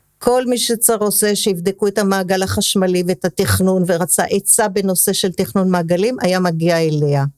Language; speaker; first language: Hebrew; early bilingual, other home language; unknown